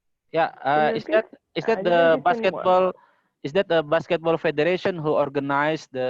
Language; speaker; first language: English; non-native, learner; Indonesian